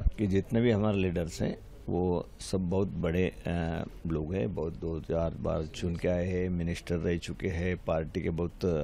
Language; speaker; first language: Hindi; non-native, local second language; Marathi